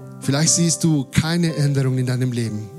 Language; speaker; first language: German; non-native, fluent; Spanish